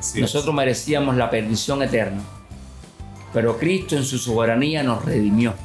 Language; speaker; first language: Spanish; native; Spanish